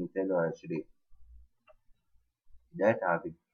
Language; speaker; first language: Arabic; native; Arabic